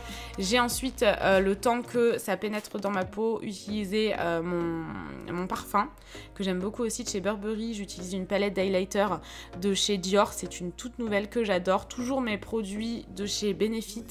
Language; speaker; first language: French; native; French